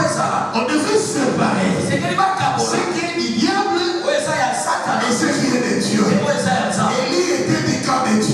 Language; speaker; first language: French; non-native, local second language; Lingala